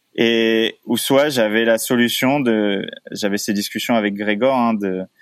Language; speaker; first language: French; native; French